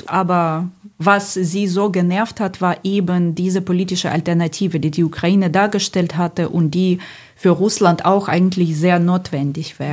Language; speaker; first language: German; non-native, fluent; Ukrainian